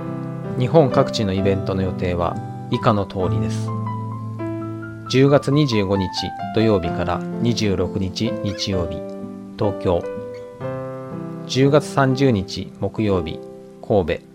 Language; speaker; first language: Japanese; native; Japanese